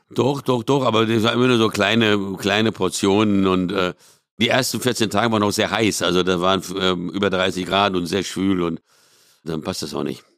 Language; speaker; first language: German; early bilingual, other home language; Hungarian